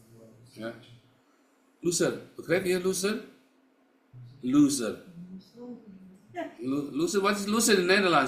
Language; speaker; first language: Dutch; non-native, learner; Indonesian